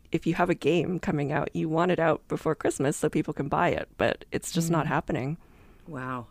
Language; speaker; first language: English; native; English